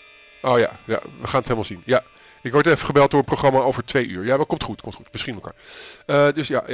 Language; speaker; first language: Dutch; native; Dutch